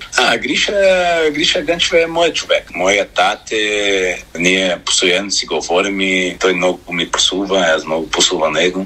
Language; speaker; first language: Bulgarian; non-native, learner; Portuguese